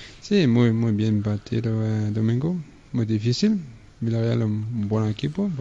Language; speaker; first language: Spanish; non-native, learner; Danish